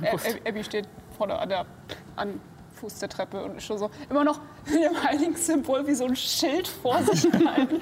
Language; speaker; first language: German; native; German